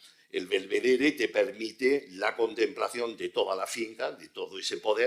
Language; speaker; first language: Spanish; native; Spanish